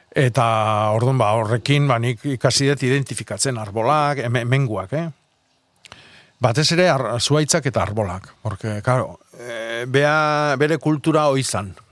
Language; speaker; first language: Basque; native; Basque